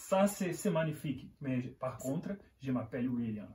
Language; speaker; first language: French; non-native, learner; Portuguese